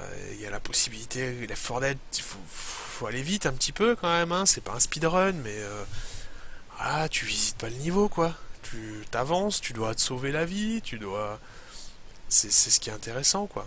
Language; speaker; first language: French; native; French